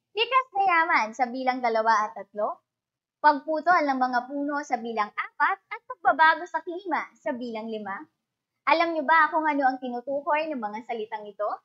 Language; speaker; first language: Filipino; native; Filipino